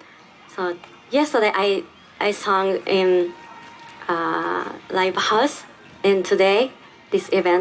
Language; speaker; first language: English; non-native, learner; Japanese